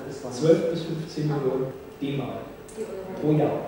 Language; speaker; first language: German; native; German